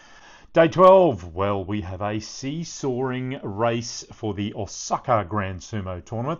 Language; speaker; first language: English; native; English